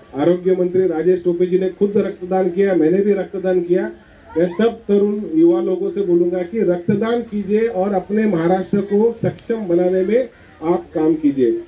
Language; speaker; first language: Hindi; non-native, local second language; Marathi